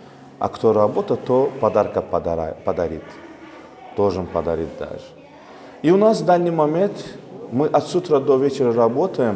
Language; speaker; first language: Russian; non-native, local second language; Azerbaijani